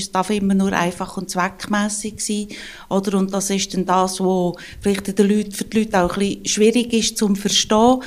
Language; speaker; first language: German; native; German